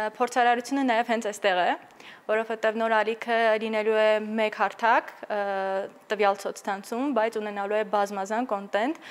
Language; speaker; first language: Armenian; native; Armenian